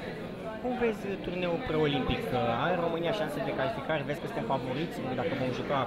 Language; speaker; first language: Romanian; native; Romanian